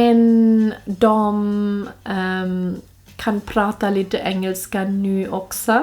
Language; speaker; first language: Swedish; non-native, learner; German